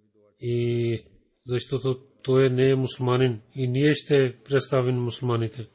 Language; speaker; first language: Bulgarian; non-native, learner; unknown